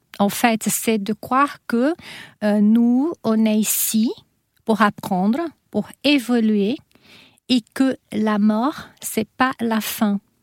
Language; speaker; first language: French; non-native, fluent; Portuguese